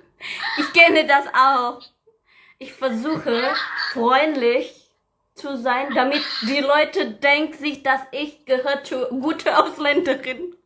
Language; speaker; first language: German; non-native, learner; Indonesian